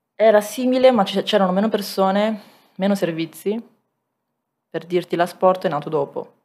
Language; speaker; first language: Italian; native; Italian